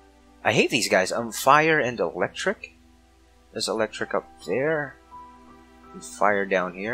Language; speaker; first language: English; native; English